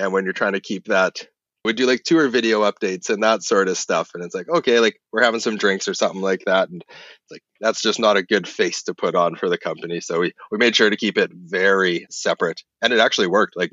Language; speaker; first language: English; native; English